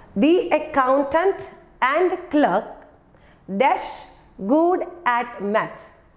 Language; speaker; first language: English; non-native, local second language; Gujarati